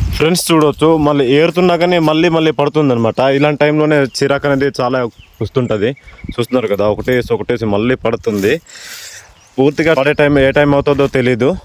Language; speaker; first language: Telugu; non-native, local second language; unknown